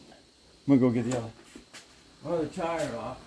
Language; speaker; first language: English; native; English